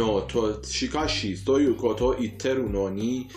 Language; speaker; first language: Japanese; non-native, fluent; Persian